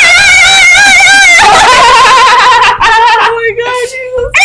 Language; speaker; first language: English; native; English